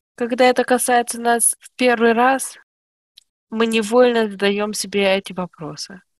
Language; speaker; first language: Russian; early bilingual, heritage; Russian